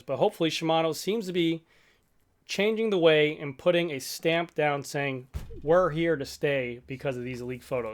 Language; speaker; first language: English; native; English